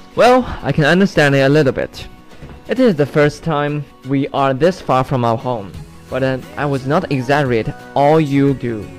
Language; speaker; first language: English; non-native, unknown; Chinese